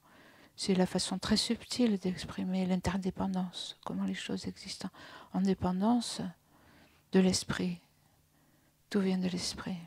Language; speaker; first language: French; native; French